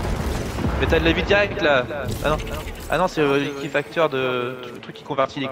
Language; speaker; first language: French; native; French